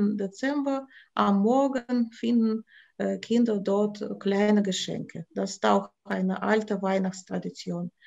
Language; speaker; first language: German; non-native, fluent; Russian